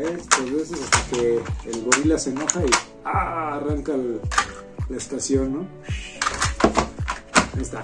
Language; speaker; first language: Spanish; native; Spanish